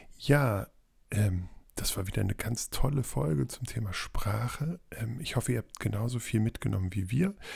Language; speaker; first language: German; native; German